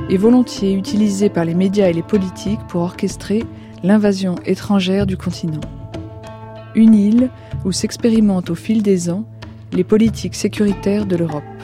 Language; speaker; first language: French; native; French